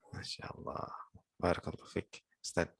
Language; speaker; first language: Arabic; non-native, fluent; Indonesian